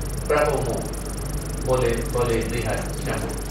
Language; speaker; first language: Indonesian; non-native, fluent; English